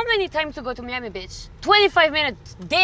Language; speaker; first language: English; non-native, learner; French